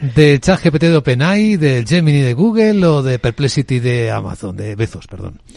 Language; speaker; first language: Spanish; native; Spanish